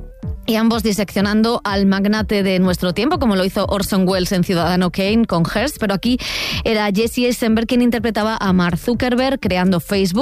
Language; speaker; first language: Spanish; native; Spanish